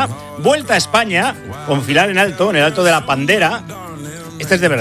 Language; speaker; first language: Spanish; native; Spanish